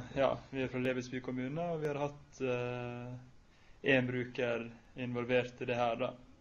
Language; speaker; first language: Norwegian; native; Norwegian